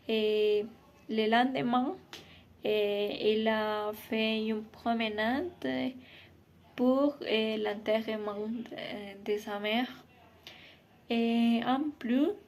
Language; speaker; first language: French; non-native, learner; Spanish